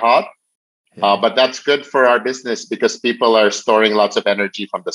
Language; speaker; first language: English; non-native, local second language; Filipino